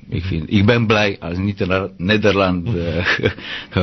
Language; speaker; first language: Dutch; non-native, learner; Romanian